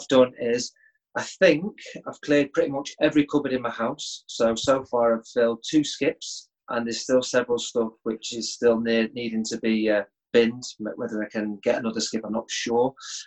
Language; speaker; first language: English; native; English